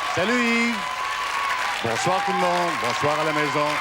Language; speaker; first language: French; native; French